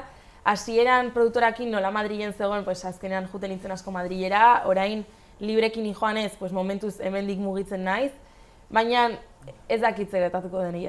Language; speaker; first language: Basque; non-native, local second language; Spanish